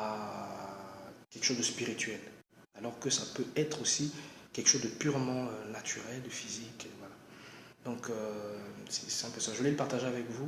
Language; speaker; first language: French; non-native, local second language; Lingala